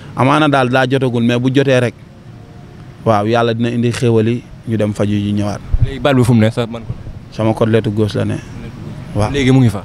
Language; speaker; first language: Wolof; non-native, local second language; Jola-Fonyi